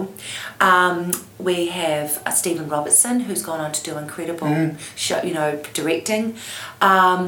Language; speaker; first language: English; native; English